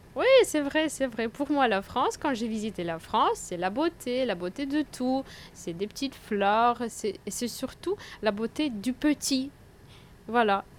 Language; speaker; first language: French; non-native, fluent; Russian